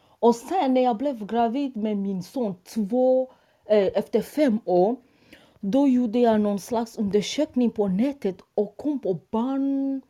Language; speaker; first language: Swedish; non-native, fluent; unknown